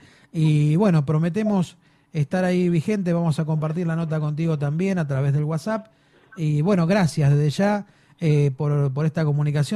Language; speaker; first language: Spanish; native; Spanish